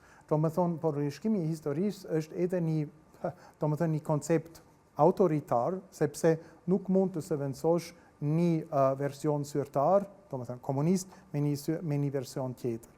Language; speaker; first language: Albanian; non-native, fluent; German